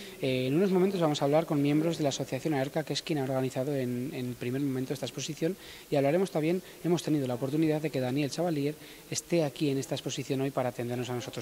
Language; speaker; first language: Spanish; native; Spanish